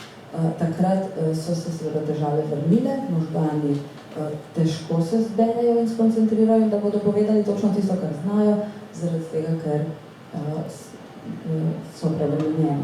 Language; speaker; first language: Slovenian; native; Slovenian